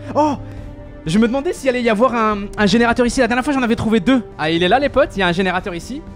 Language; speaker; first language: French; non-native, local second language; Arabic